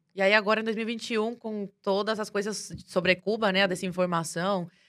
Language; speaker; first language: Portuguese; early bilingual, other home language; Spanish